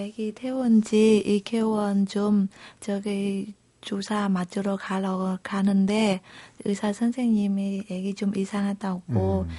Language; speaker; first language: Korean; non-native, local second language; Vietnamese